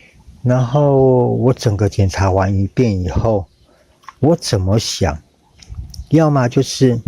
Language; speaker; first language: Chinese; native; Chinese